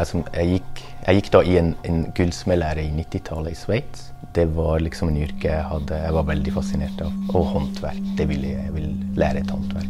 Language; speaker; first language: Norwegian; non-native, fluent; German